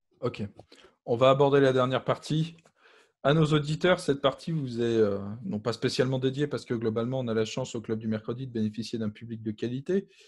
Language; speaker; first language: French; native; French